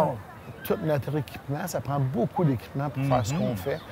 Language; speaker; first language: French; native; French